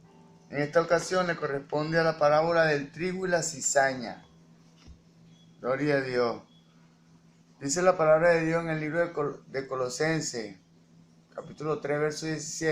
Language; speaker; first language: Spanish; native; Spanish